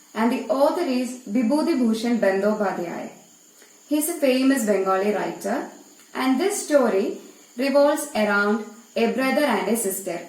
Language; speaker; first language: English; non-native, local second language; Malayalam